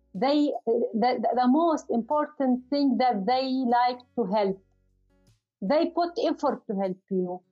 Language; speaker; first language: English; non-native, learner; Arabic